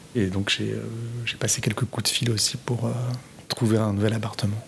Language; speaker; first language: French; native; French